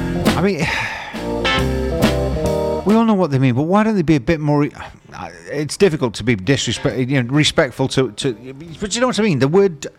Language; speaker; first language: English; native; English